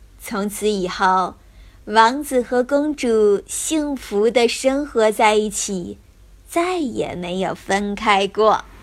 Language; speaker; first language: Chinese; native; Chinese